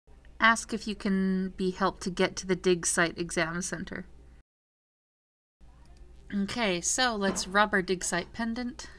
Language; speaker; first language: English; native; English